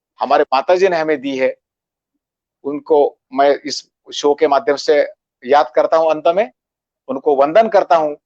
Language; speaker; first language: Hindi; non-native, local second language; Marathi